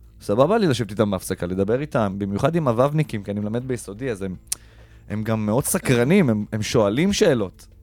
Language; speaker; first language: Hebrew; native; Hebrew